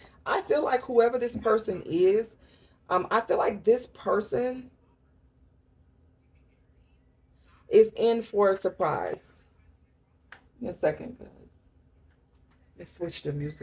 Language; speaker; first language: English; native; English